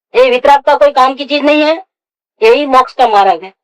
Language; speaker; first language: Hindi; non-native, local second language; Gujarati